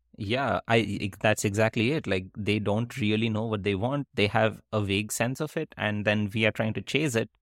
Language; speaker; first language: English; non-native, local second language; Hindi